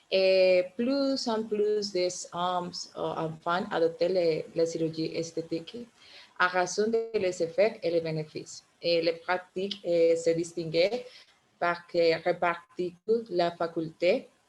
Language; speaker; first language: French; non-native, learner; Spanish